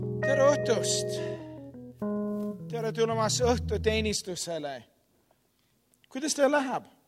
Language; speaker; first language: Estonian; non-native, learner; English